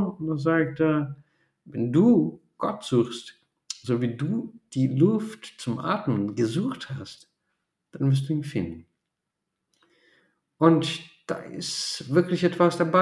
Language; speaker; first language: German; non-native, fluent; Portuguese